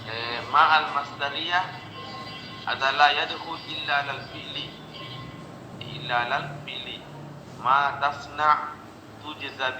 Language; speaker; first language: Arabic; non-native, fluent; Indonesian